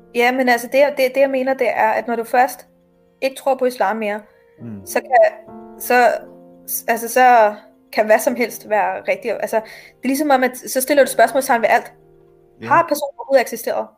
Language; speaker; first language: Danish; native; Danish